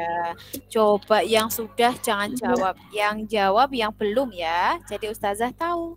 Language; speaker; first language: Indonesian; native; Indonesian